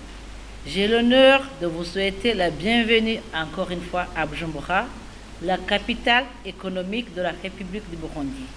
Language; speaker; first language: French; non-native, local second language; Rundi